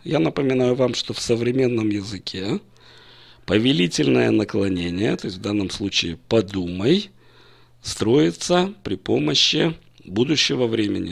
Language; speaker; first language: Russian; native; Russian